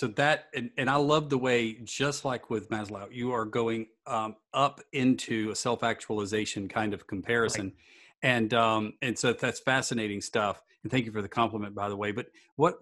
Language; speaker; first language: English; native; English